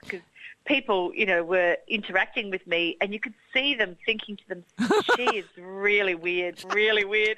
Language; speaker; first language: English; early bilingual, other home language; Dutch